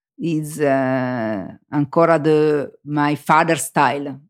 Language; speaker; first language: English; non-native, learner; Italian